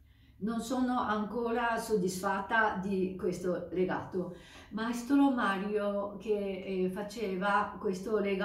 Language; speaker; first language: Italian; non-native, fluent; Japanese